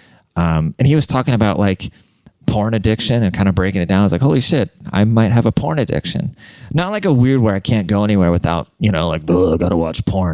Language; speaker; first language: English; native; English